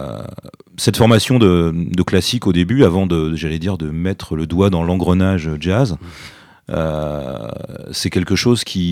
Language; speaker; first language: French; native; French